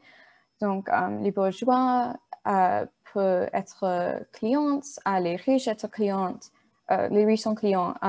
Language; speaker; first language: French; non-native, learner; English